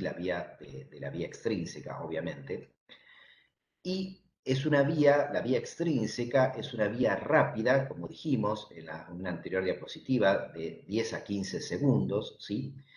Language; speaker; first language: Spanish; native; Spanish